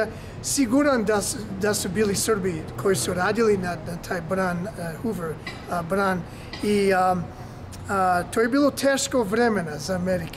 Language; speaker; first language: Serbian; early bilingual, heritage; English